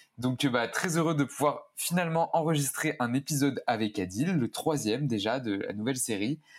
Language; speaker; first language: French; native; French